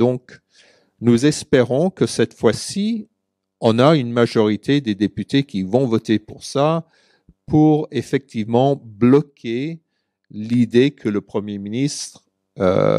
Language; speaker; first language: French; early bilingual, other home language; English